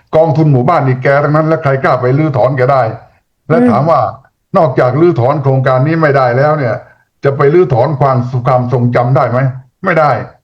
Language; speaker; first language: Thai; native; Thai